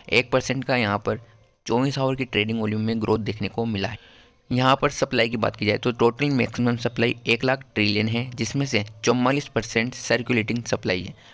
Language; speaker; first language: Hindi; native; Hindi